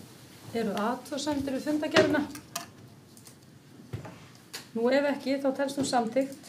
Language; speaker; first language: Icelandic; native; Icelandic